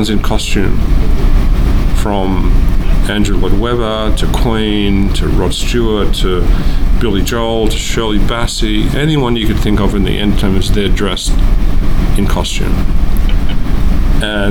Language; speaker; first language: English; native; English